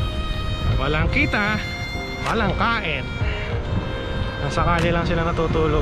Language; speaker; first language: Filipino; native; Filipino